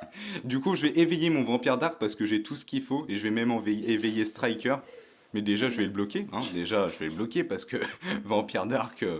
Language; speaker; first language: French; native; French